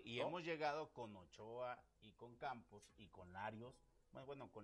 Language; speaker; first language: Spanish; native; Spanish